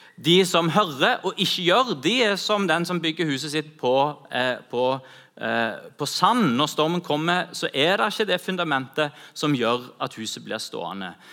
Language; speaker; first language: Norwegian; native; Norwegian